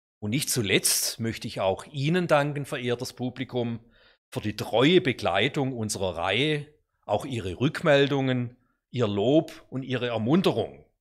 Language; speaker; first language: German; native; German